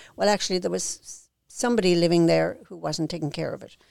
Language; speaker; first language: English; native; English